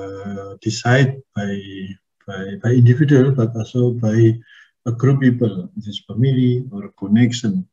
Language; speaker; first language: English; non-native, learner; Indonesian